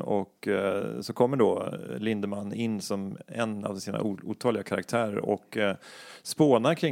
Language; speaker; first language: Swedish; native; Swedish